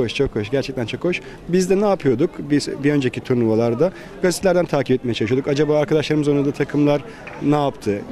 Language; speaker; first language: Turkish; native; Turkish